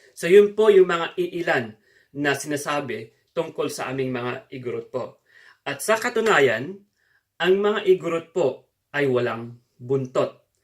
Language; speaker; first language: Filipino; non-native, local second language; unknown